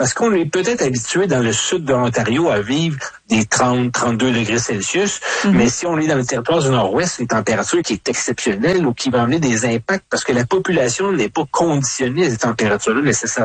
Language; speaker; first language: French; native; French